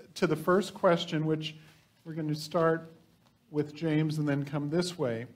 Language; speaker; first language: English; native; English